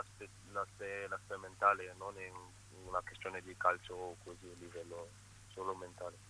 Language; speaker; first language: Italian; non-native, fluent; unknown